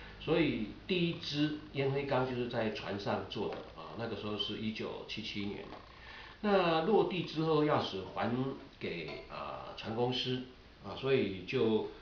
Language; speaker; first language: Chinese; native; Chinese